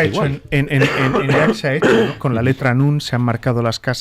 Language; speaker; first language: Spanish; native; Spanish